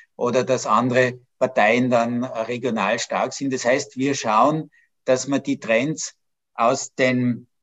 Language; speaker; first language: German; native; German